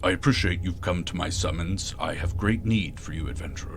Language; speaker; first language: English; native; English